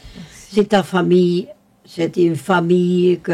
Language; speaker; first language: French; non-native, local second language; Spanish